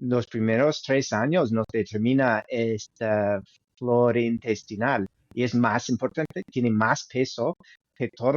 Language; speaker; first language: Spanish; non-native, fluent; English